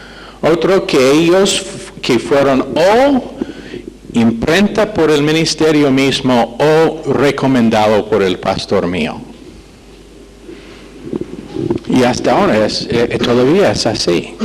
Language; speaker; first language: Spanish; non-native, fluent; English